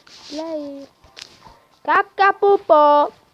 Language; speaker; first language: Italian; native; Italian